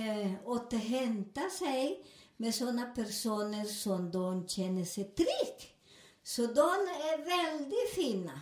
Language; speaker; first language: Swedish; non-native, fluent; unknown